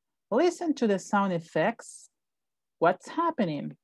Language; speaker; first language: English; non-native, fluent; Spanish